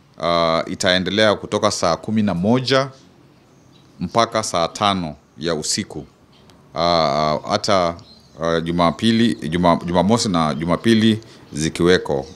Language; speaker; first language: Swahili; non-native, local second language; Kamba